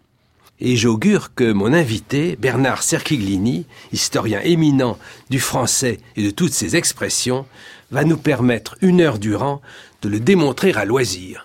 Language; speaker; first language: French; native; French